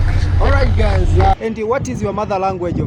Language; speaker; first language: English; non-native, local second language; Swahili